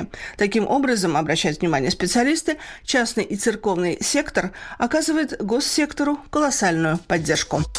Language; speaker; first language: Russian; native; Russian